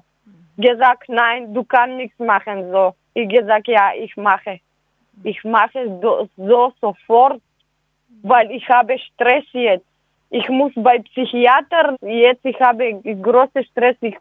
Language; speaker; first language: German; non-native, learner; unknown